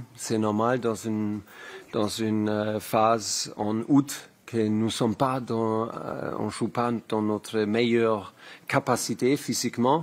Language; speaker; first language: French; non-native, learner; German